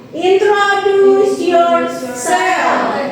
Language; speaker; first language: English; non-native, learner; Indonesian